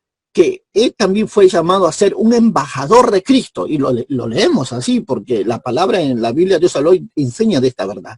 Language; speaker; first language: Spanish; native; Spanish